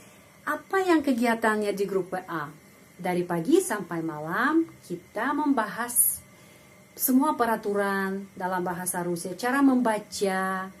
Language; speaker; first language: Indonesian; non-native, fluent; Russian